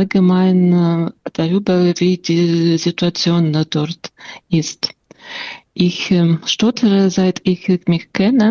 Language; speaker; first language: German; non-native, fluent; Russian